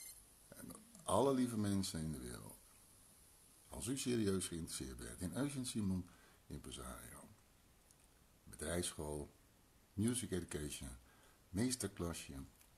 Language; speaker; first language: Dutch; early bilingual, other home language; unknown